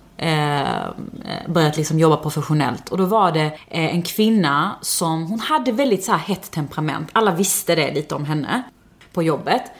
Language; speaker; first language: Swedish; early bilingual, other home language; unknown